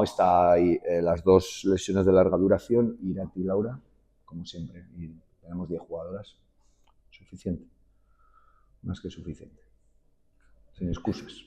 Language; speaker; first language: Spanish; native; Spanish